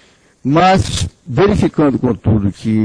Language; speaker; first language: Portuguese; native; Portuguese